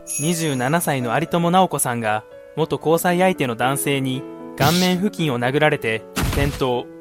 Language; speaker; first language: Japanese; native; Japanese